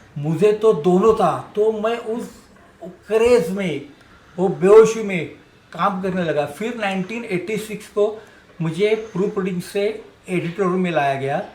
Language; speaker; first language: Hindi; non-native, local second language; Marathi